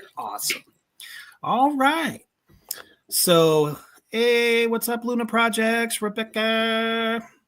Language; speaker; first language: English; native; English